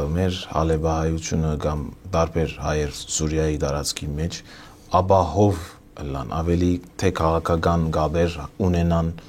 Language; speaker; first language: Armenian; early bilingual, heritage; Armenian